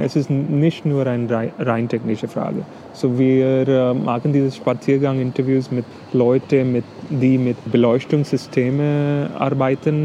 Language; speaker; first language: German; non-native, fluent; English